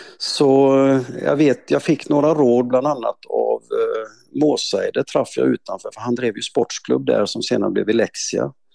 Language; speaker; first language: Swedish; native; Swedish